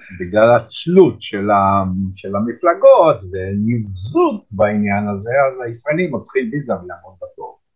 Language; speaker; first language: Hebrew; native; Hebrew